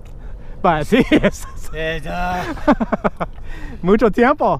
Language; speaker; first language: Spanish; non-native, learner; English